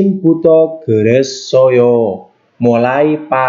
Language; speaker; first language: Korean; non-native, learner; Indonesian